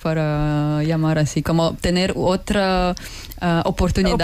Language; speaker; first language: Spanish; non-native, learner; Russian